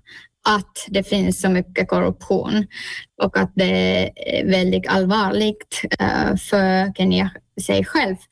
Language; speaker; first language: Swedish; non-native, fluent; Finnish